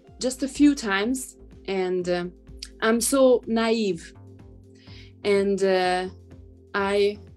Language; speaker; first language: English; non-native, fluent; Hungarian